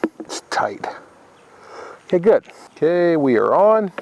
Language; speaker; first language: English; native; English